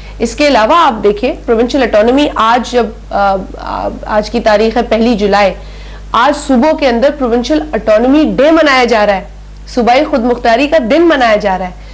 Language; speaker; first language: Urdu; non-native, local second language; Sindhi